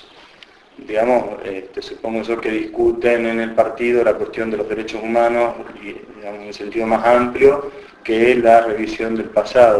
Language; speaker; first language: Spanish; native; Spanish